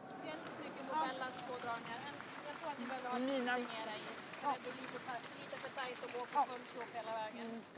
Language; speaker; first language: Swedish; native; Swedish